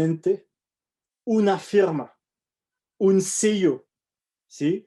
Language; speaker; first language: Spanish; non-native, fluent; French